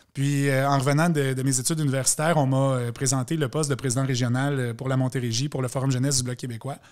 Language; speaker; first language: French; native; French